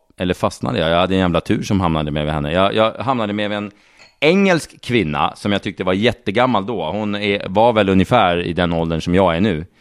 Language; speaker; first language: Swedish; native; Swedish